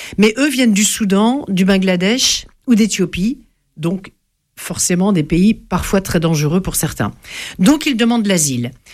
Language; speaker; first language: French; native; French